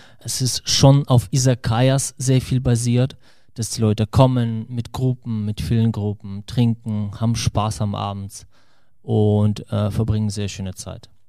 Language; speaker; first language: German; non-native, fluent; Russian